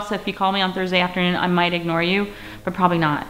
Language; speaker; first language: English; native; English